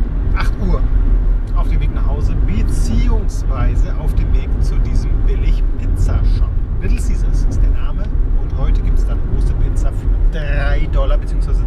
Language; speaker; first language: German; native; German